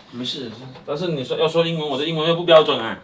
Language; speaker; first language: Chinese; native; Chinese